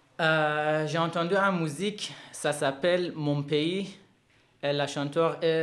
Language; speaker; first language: French; non-native, learner; Persian